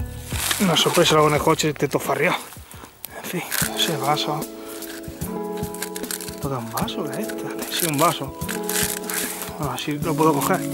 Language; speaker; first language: Spanish; native; Spanish